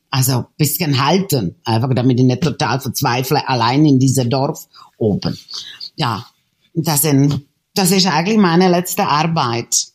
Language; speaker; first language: German; non-native, fluent; Czech